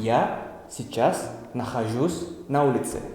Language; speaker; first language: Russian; non-native, fluent; Indonesian